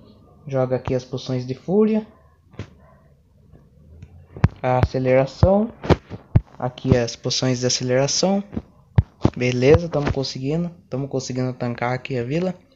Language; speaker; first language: Portuguese; native; Portuguese